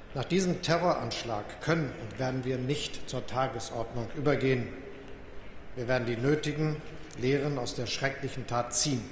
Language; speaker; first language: German; native; German